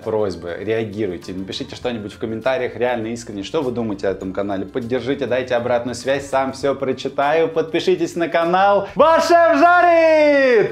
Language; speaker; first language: Russian; native; Russian